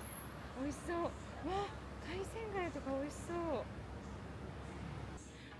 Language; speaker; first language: Japanese; native; Japanese